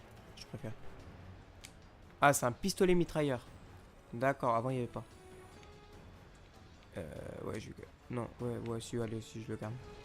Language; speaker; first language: French; native; French